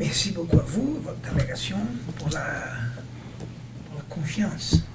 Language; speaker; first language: French; non-native, learner; Portuguese